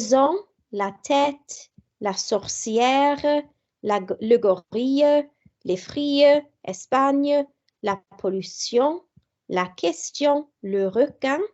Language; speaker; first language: French; non-native, fluent; English